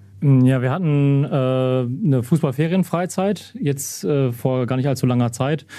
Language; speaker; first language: German; native; German